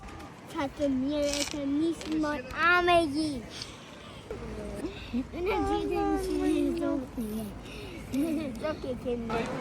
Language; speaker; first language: Albanian; early bilingual, heritage; Albanian